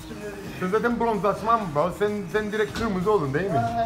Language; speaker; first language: Turkish; non-native, fluent; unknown